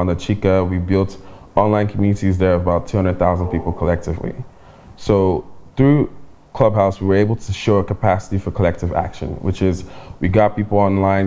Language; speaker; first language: English; non-native, local second language; Igbo